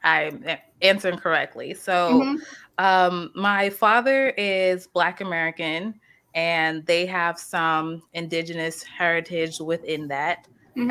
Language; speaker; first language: English; native; English